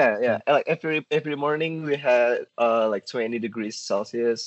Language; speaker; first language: English; non-native, learner; Indonesian